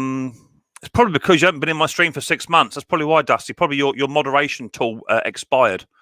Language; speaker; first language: English; native; English